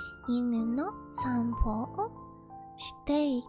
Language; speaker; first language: Japanese; non-native, learner; English